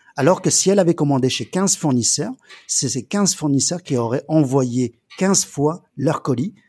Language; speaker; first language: French; early bilingual, other home language; Chinese